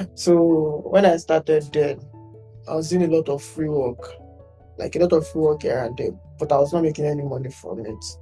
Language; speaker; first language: English; non-native, local second language; Yoruba